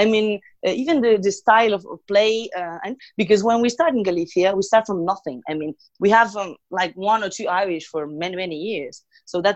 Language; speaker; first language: English; non-native, fluent; Spanish